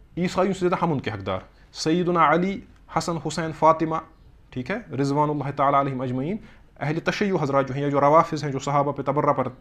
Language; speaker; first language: Urdu; non-native, local second language; Kashmiri